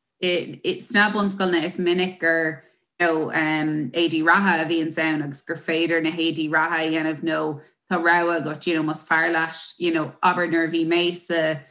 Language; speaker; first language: Irish; non-native, local second language; English